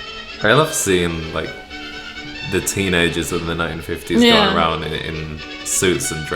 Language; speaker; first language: English; native; English